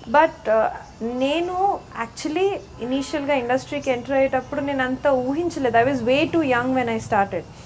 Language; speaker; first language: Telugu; native; Telugu